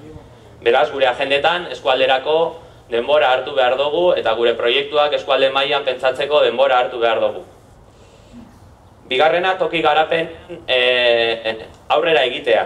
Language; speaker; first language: Basque; native; Basque